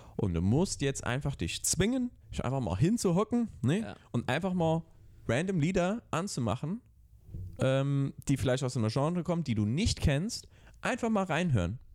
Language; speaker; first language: German; early bilingual, other home language; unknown